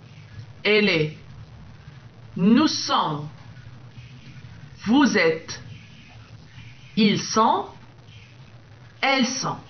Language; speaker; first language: French; non-native, local second language; Arabic